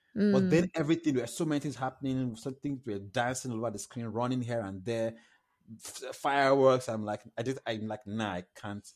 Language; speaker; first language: English; non-native, local second language; Yoruba